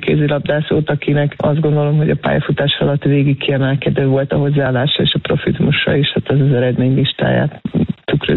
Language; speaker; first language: Hungarian; native; Hungarian